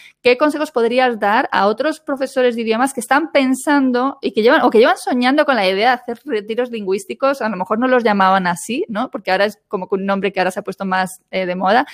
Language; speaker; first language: Spanish; native; Spanish